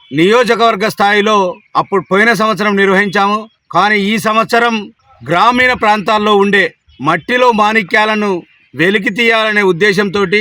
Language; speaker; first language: Telugu; native; Telugu